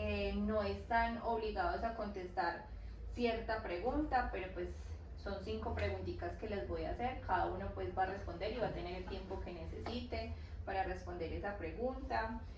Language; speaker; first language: Spanish; native; Spanish